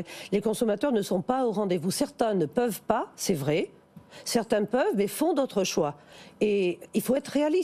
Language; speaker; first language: French; native; French